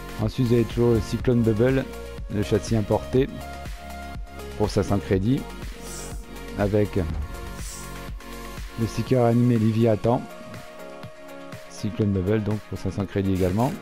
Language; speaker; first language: French; native; French